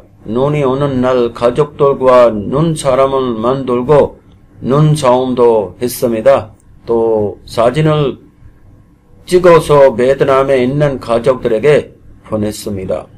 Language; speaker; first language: Korean; non-native, fluent; Urdu